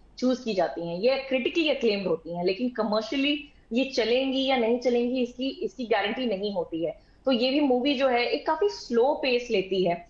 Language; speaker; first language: Hindi; native; Hindi